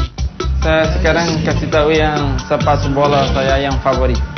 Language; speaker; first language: Indonesian; non-native, fluent; Portuguese